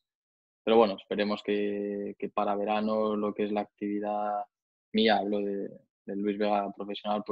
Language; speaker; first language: Spanish; native; Spanish